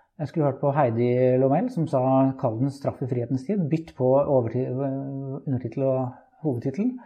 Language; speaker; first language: Norwegian; native; Norwegian